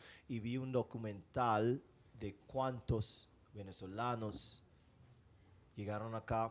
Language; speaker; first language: Spanish; non-native, fluent; English